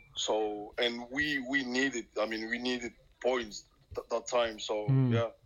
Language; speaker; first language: English; non-native, local second language; French